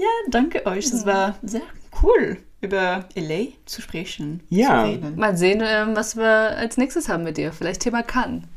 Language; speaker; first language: German; non-native, learner; French